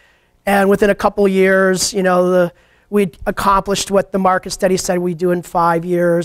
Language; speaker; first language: English; native; English